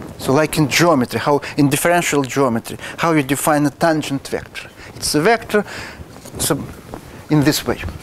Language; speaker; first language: English; non-native, fluent; Russian